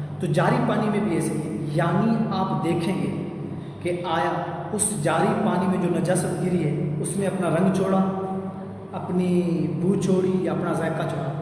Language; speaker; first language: Urdu; non-native, local second language; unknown